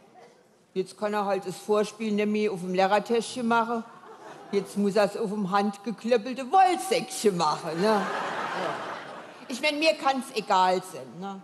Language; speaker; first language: German; native; German